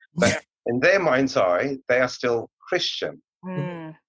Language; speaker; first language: English; native; English